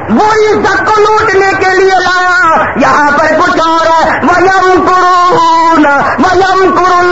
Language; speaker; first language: Urdu; non-native, local second language; Saraiki